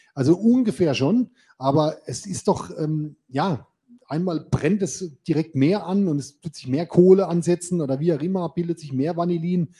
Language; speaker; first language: German; native; German